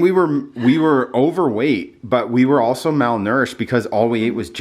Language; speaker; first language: English; native; English